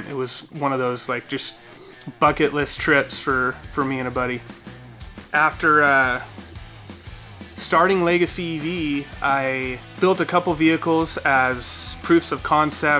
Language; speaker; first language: English; native; English